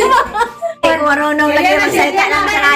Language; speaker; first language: Filipino; non-native, local second language; Cebuano